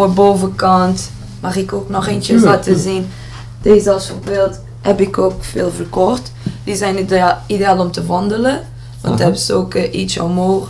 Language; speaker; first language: Dutch; non-native, learner; Portuguese